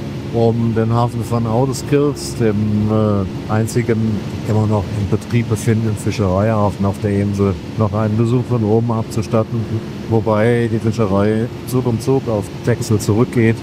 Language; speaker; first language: German; native; German